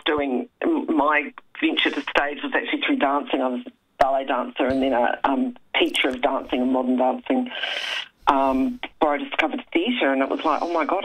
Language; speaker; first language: English; native; English